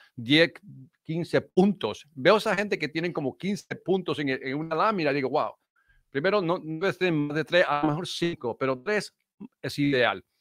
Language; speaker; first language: Spanish; early bilingual, heritage; Spanish